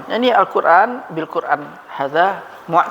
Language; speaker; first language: Arabic; non-native, fluent; Indonesian